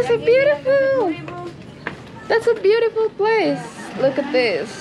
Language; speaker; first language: English; non-native, learner; Indonesian